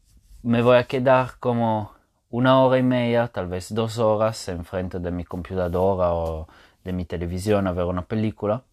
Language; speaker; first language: Spanish; non-native, fluent; Italian